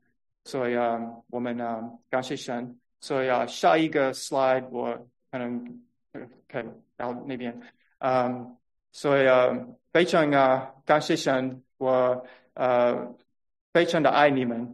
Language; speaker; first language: Chinese; non-native, fluent; English